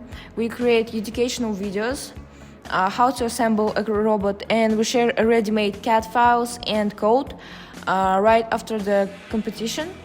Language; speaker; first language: English; non-native, fluent; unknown